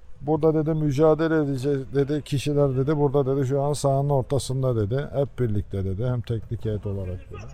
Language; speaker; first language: Turkish; early bilingual, heritage; Turkish